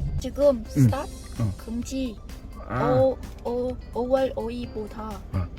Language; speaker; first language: Korean; non-native, learner; Vietnamese